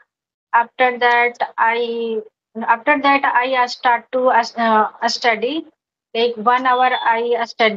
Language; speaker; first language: English; non-native, learner; Hindi